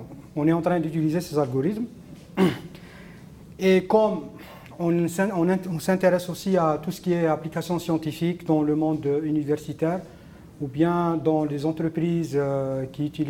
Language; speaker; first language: French; non-native, local second language; Arabic